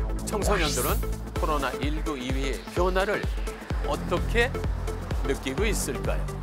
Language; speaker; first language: Korean; native; Korean